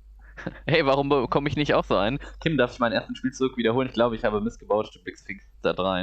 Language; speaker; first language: German; native; German